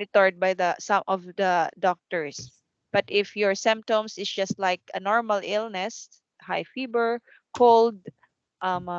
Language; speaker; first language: English; non-native, fluent; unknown